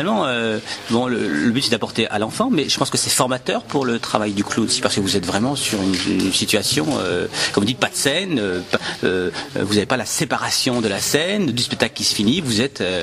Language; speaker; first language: French; native; French